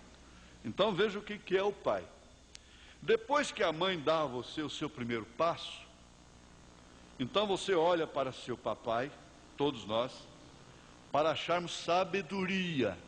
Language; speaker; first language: Portuguese; native; Portuguese